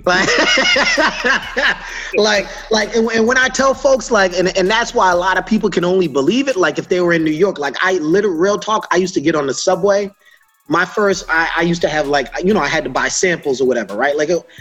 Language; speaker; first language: English; native; English